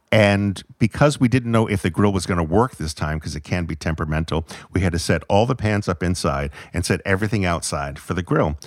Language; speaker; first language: English; native; English